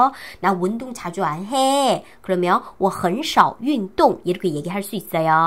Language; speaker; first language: Korean; non-native, fluent; Chinese